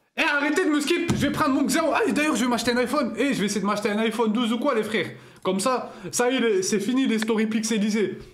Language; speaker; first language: French; native; French